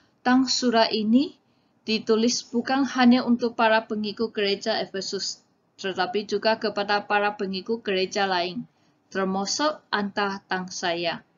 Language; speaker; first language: Malay; non-native, local second language; Chinese